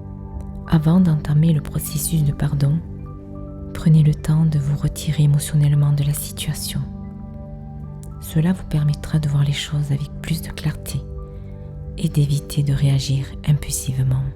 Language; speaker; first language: French; native; French